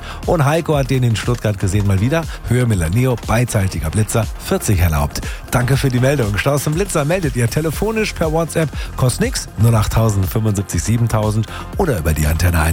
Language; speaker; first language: German; native; German